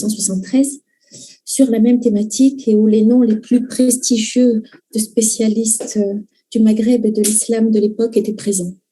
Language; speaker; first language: French; native; French